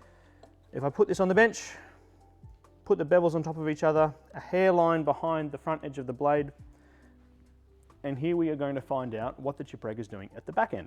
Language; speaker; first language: English; native; English